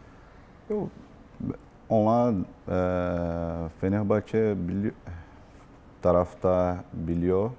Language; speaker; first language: Turkish; non-native, learner; Portuguese